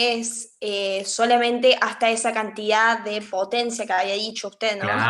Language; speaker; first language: Spanish; native; Spanish